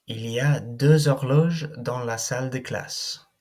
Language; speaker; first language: French; non-native, fluent; English